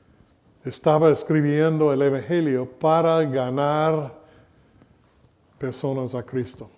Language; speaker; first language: Spanish; non-native, fluent; English